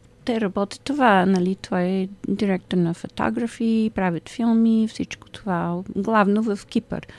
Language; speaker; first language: Bulgarian; early bilingual, heritage; Bulgarian